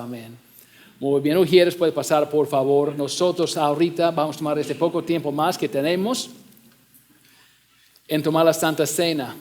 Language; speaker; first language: Spanish; non-native, fluent; English